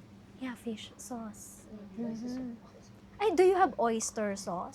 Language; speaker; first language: English; non-native, local second language; Filipino